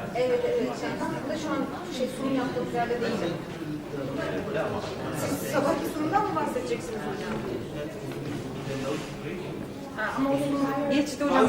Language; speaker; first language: Turkish; native; Turkish